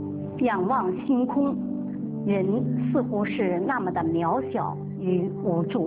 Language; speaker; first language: Chinese; native; Chinese